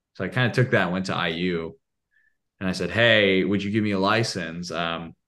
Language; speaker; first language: English; native; English